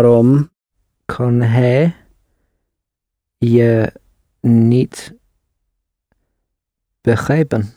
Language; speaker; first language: Dutch; non-native, learner; English